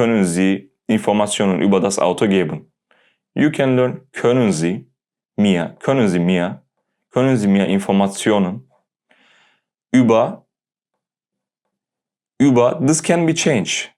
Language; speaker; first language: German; non-native, learner; Turkish